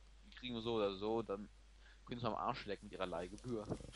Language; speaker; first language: German; native; German